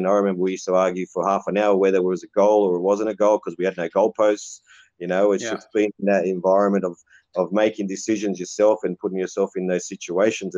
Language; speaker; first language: English; native; English